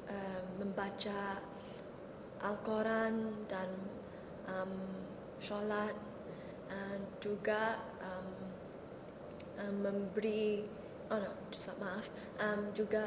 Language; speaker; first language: Indonesian; early bilingual, heritage; Indonesian